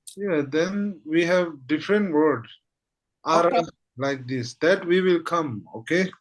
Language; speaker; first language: English; non-native, fluent; Tibetan